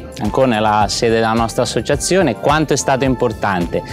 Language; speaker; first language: Italian; native; Italian